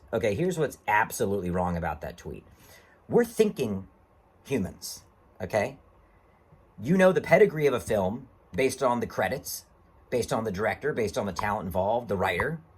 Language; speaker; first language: English; native; English